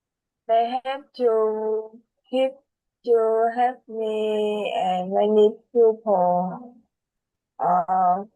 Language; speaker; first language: English; non-native, learner; Vietnamese